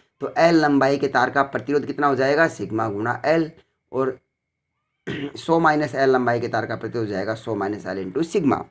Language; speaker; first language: Hindi; native; Hindi